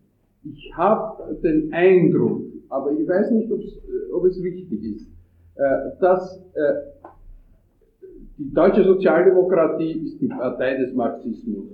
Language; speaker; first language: German; non-native, fluent; Italian